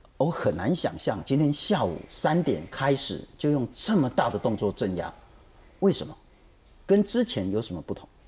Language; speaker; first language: Chinese; native; Chinese